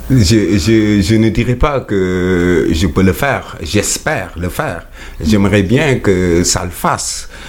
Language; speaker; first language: French; non-native, local second language; Wolof